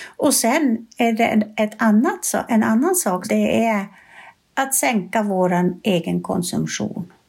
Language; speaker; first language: Swedish; native; Swedish